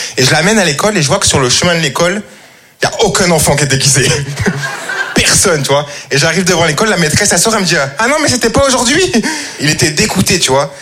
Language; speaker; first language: French; native; French